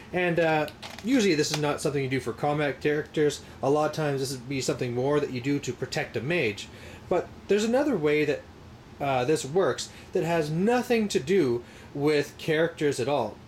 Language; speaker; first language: English; native; English